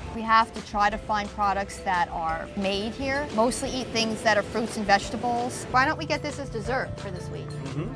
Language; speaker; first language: English; native; English